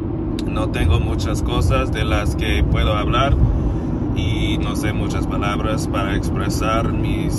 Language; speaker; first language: Spanish; non-native, learner; English